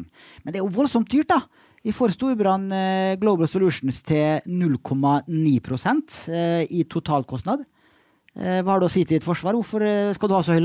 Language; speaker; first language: Norwegian; native; Norwegian